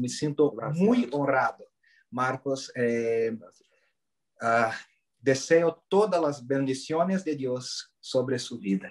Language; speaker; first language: Spanish; non-native, learner; Portuguese